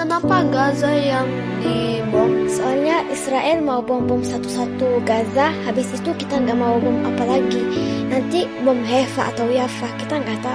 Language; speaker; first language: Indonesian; non-native, learner; Arabic